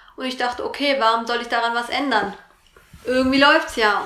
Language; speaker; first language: German; native; German